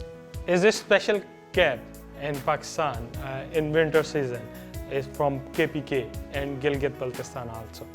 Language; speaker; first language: English; non-native, learner; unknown